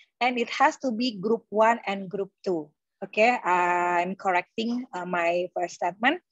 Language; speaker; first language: English; non-native, fluent; Indonesian